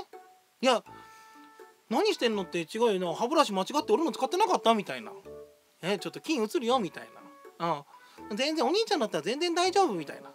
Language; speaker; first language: Japanese; native; Japanese